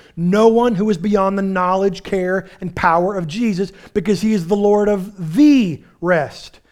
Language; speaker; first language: English; native; English